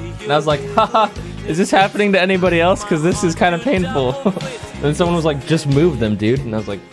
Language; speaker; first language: English; native; English